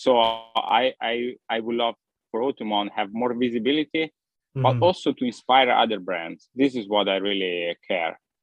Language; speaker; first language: English; non-native, fluent; Italian